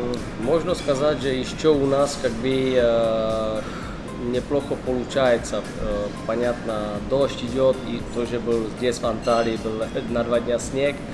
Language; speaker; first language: Russian; non-native, learner; Czech